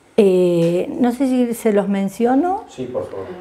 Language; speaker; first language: Spanish; native; Spanish